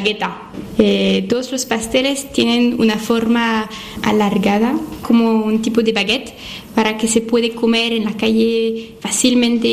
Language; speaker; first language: Spanish; non-native, fluent; French